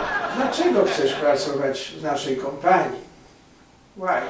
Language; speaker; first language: Polish; early bilingual, heritage; Polish